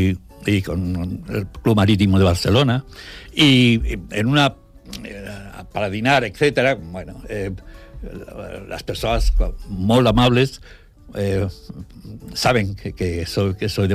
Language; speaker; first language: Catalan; non-native, learner; Spanish